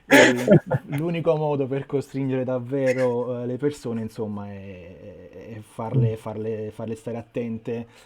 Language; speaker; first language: Italian; native; Italian